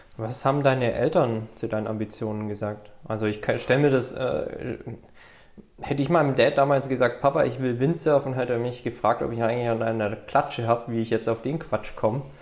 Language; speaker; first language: German; native; German